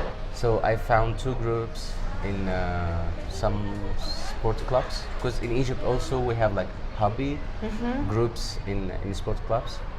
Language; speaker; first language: English; non-native, fluent; Arabic